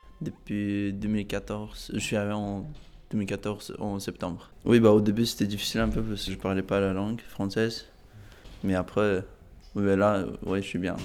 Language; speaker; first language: French; non-native, fluent; Azerbaijani